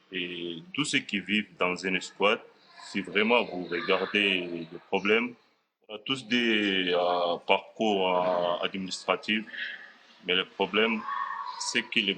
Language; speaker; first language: French; non-native, fluent; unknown